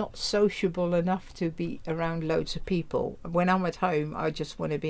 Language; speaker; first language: English; non-native, fluent; Dutch